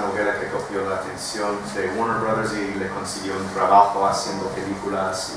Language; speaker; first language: Spanish; non-native, fluent; English